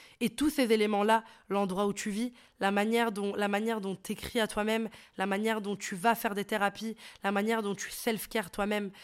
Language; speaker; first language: French; early bilingual, other home language; Arabic